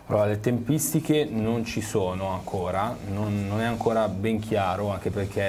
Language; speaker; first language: Italian; native; Italian